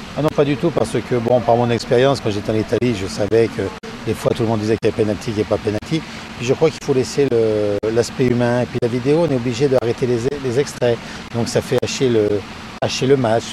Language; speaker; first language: French; native; French